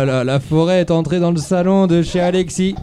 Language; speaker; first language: French; native; French